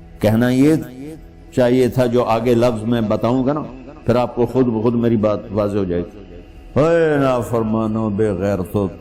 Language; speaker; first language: Urdu; non-native, local second language; Punjabi